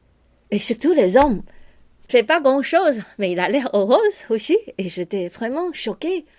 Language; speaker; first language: French; non-native, fluent; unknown